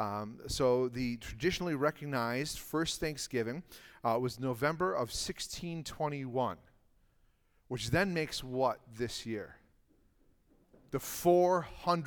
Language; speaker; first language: English; native; English